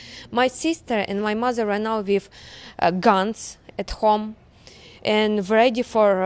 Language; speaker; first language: English; non-native, learner; Ukrainian